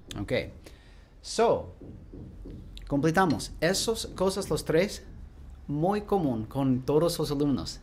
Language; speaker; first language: Spanish; non-native, learner; English